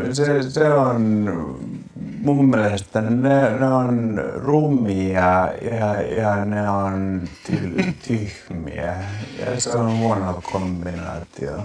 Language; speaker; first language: Finnish; non-native, local second language; Swedish